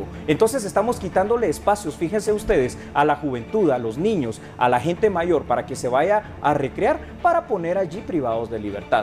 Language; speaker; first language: Spanish; native; Spanish